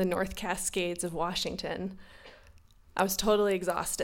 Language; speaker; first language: English; native; English